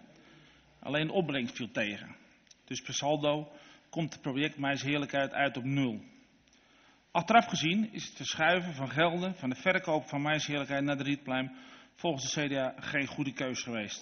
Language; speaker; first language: Dutch; native; Dutch